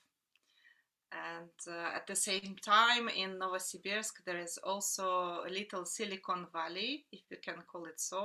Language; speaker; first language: English; non-native, fluent; Russian